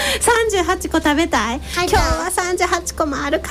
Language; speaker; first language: Japanese; native; Japanese